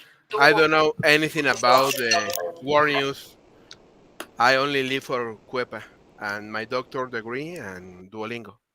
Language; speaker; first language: English; non-native, learner; Spanish